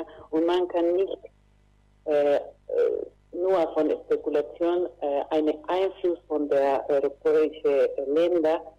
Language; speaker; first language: German; non-native, learner; Spanish